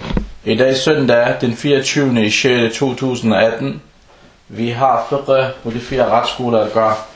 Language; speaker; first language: Danish; non-native, fluent; Arabic